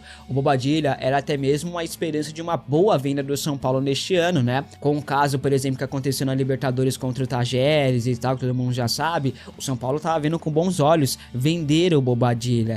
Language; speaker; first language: Portuguese; native; Portuguese